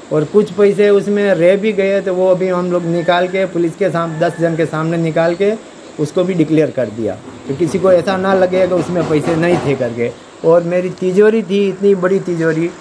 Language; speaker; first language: Hindi; native; Hindi